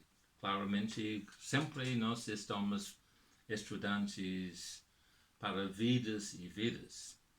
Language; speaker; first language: Portuguese; non-native, learner; English